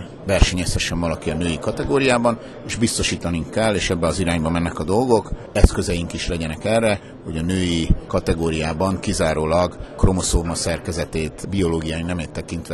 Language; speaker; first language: Hungarian; native; Hungarian